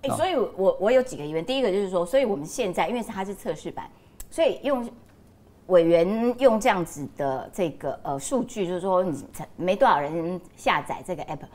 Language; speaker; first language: Chinese; native; Chinese